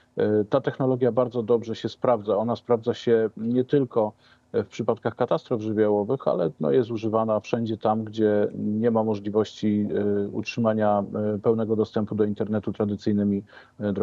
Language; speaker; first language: Polish; native; Polish